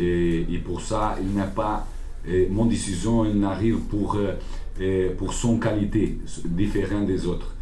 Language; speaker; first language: French; non-native, learner; Portuguese